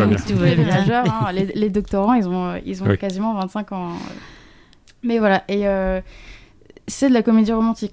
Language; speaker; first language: French; native; French